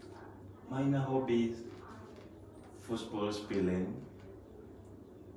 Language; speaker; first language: German; non-native, learner; Ganda